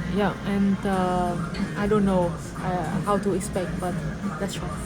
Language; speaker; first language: English; non-native, fluent; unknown